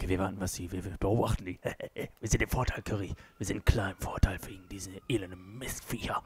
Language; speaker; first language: German; native; German